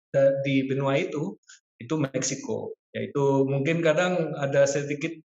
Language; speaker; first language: Indonesian; non-native, fluent; Spanish